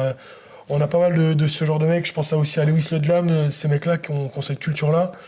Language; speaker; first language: French; native; French